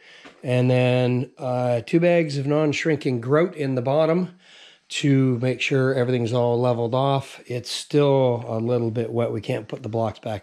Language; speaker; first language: English; native; English